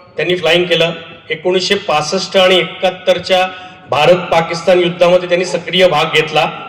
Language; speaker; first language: Marathi; native; Marathi